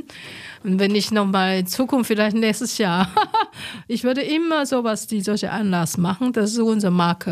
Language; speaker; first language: German; non-native, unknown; Chinese